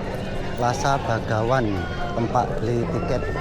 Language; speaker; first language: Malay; non-native, local second language; Indonesian